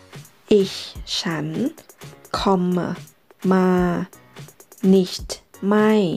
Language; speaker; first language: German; non-native, fluent; Thai